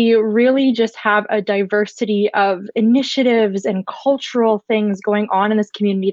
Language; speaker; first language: English; native; English